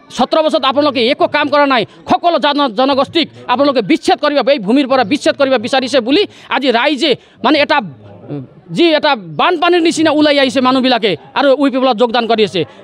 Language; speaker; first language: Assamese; non-native, local second language; Nepali